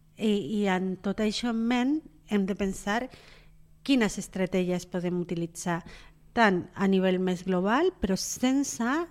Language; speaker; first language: Catalan; non-native, local second language; Spanish